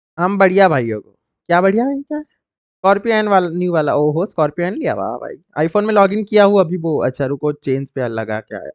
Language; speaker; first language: Hindi; native; Hindi